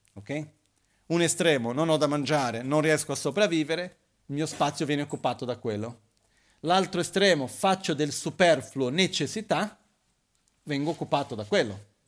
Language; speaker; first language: Italian; non-native, fluent; Portuguese